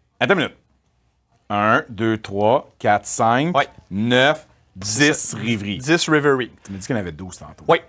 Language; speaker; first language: French; native; French